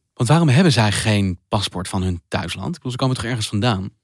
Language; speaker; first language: Dutch; native; Dutch